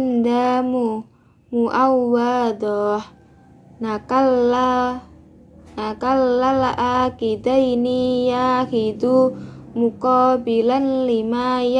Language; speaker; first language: Arabic; non-native, learner; Indonesian